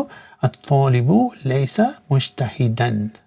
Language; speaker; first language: Arabic; non-native, fluent; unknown